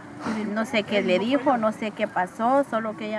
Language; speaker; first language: Spanish; native; Spanish